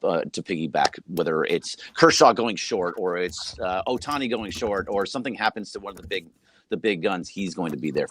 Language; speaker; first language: English; native; English